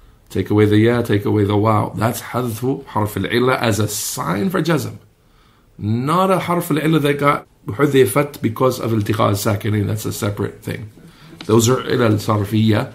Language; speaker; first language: English; native; English